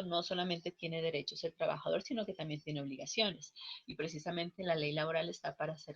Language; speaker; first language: Spanish; native; Spanish